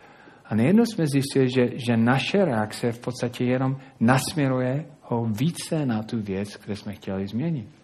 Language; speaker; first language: Czech; non-native, fluent; English